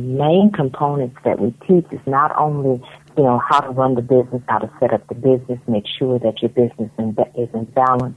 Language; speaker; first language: English; native; English